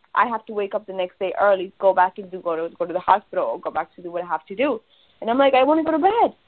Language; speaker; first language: English; early bilingual, other home language; Spanish